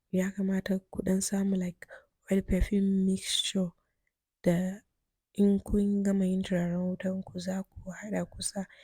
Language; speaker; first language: Hausa; native; Hausa